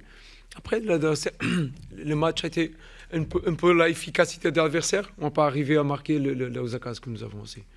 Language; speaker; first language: French; non-native, fluent; Portuguese